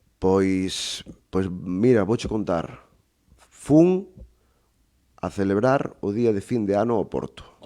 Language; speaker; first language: Galician; native; Galician